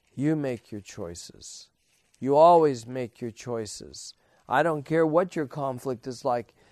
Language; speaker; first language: English; native; English